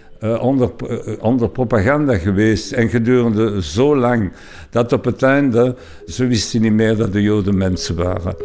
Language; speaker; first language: Dutch; non-native, local second language; French